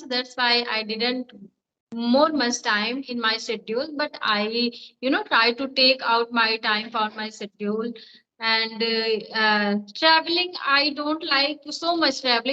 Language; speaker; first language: English; non-native, learner; Hindi